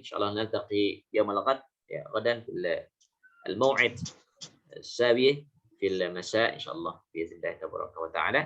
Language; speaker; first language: Arabic; non-native, fluent; Indonesian